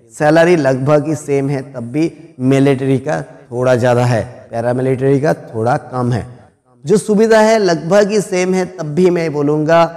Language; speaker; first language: Hindi; non-native, local second language; Bangla